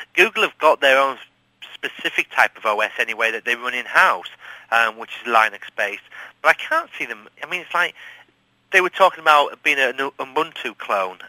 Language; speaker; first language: English; native; English